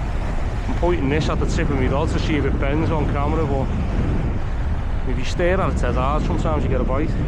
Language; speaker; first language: English; native; English